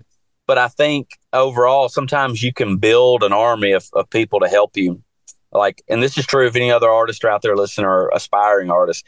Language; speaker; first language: English; native; English